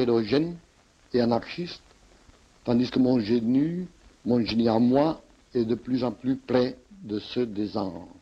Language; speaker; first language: French; non-native, fluent; Catalan